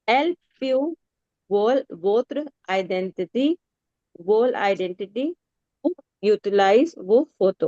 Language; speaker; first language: French; non-native, learner; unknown